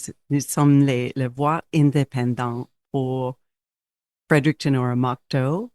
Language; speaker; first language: French; non-native, local second language; English